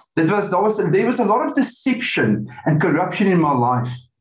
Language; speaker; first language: English; early bilingual, other home language; Afrikaans